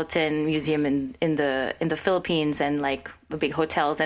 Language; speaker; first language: English; non-native, local second language; French